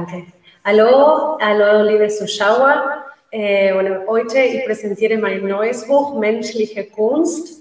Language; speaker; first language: German; non-native, learner; Spanish